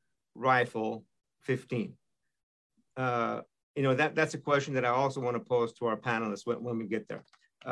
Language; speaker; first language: English; non-native, fluent; Persian